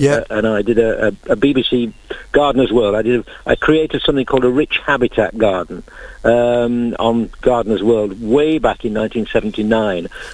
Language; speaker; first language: English; native; English